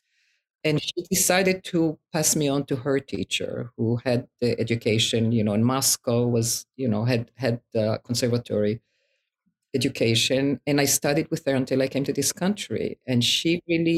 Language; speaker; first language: English; non-native, fluent; Hebrew